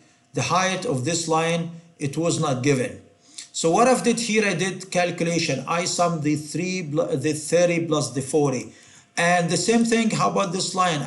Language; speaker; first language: English; non-native, fluent; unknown